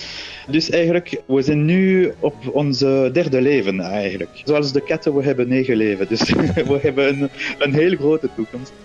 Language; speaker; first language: Dutch; non-native, local second language; French